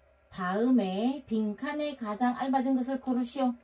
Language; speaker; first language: Korean; non-native, fluent; Filipino